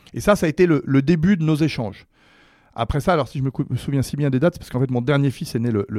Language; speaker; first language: French; native; French